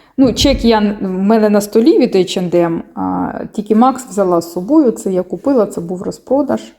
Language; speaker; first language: Ukrainian; non-native, local second language; Russian